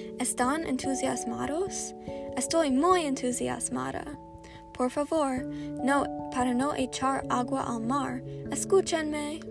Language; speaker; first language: Spanish; non-native, learner; English